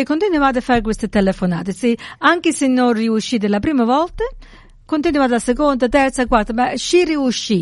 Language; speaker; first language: Italian; early bilingual, heritage; Italian